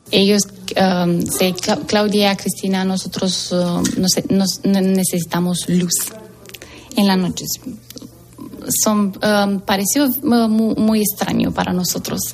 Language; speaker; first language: Spanish; non-native, learner; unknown